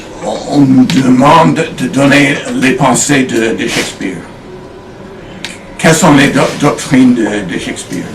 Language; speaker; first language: French; non-native, fluent; English